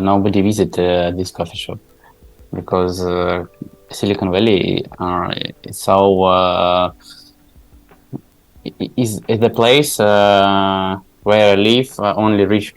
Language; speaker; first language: English; non-native, learner; Tajik